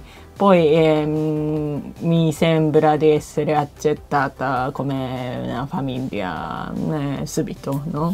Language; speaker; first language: Italian; non-native, learner; Japanese